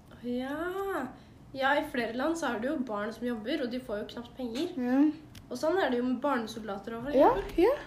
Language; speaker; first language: Norwegian; native; Norwegian